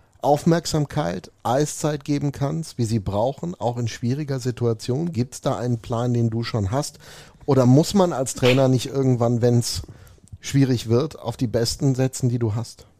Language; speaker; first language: German; native; German